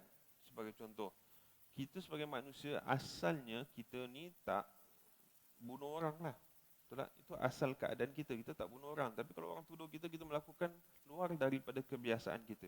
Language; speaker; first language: Malay; native; Malay